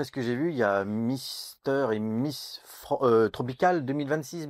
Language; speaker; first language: French; native; French